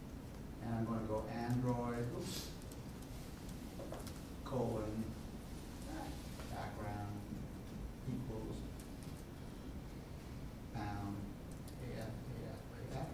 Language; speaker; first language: English; non-native, fluent; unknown